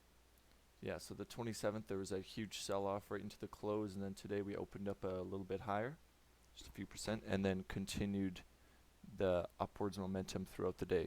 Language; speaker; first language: English; native; English